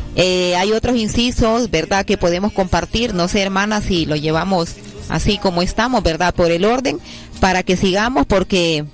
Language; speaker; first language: Spanish; native; Spanish